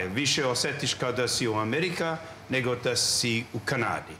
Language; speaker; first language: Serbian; non-native, learner; English